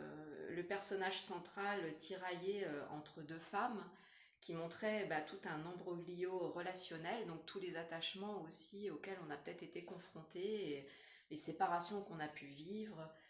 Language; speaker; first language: French; native; French